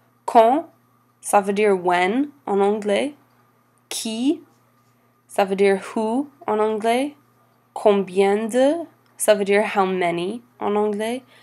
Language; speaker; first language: French; non-native, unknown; English